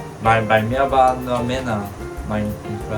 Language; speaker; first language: German; non-native, learner; Japanese